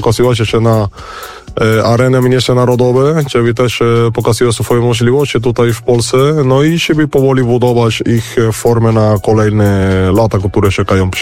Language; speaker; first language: Polish; non-native, fluent; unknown